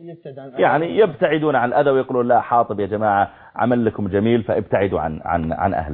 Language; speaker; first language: Arabic; native; Arabic